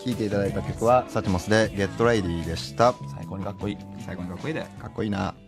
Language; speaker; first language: Japanese; native; Japanese